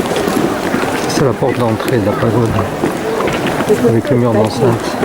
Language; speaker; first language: French; native; French